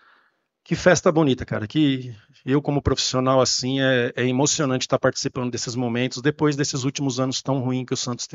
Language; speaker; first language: Portuguese; native; Portuguese